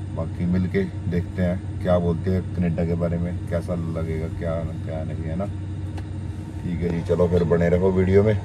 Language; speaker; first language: Hindi; native; Hindi